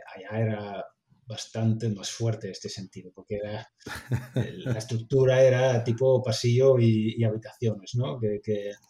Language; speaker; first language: Spanish; non-native, fluent; Dutch